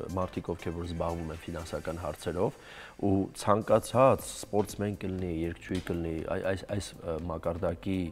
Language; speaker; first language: Armenian; native; Armenian